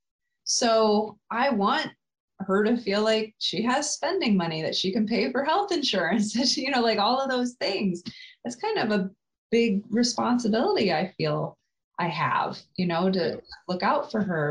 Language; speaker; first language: English; native; English